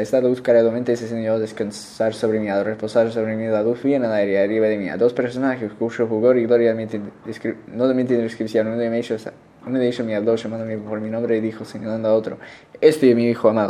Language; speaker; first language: Spanish; non-native, learner; English